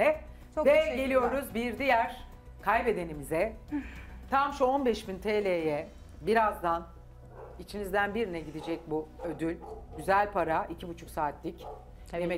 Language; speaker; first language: Turkish; native; Turkish